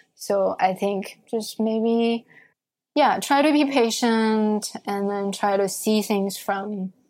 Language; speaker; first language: English; non-native, fluent; Chinese